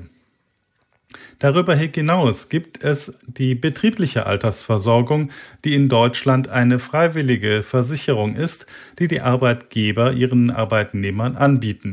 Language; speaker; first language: German; native; German